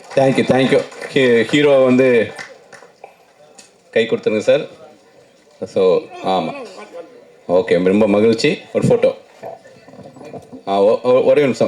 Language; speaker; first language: Tamil; native; Tamil